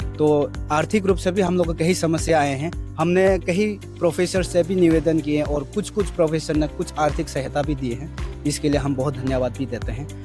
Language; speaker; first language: Hindi; non-native, local second language; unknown